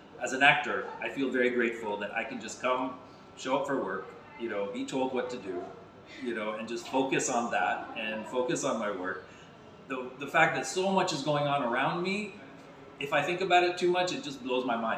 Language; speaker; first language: English; native; English